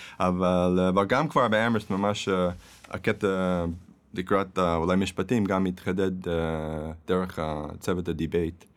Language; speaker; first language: Hebrew; non-native, fluent; English